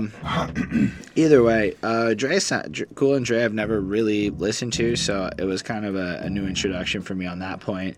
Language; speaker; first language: English; native; English